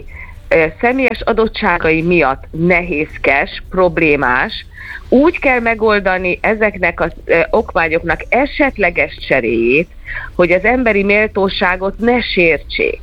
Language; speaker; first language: Hungarian; native; Hungarian